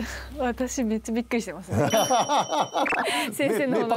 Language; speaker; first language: Japanese; native; Japanese